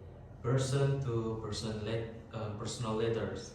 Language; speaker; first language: English; non-native, learner; Indonesian